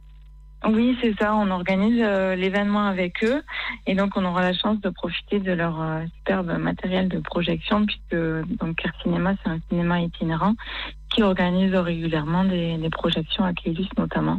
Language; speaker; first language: French; native; French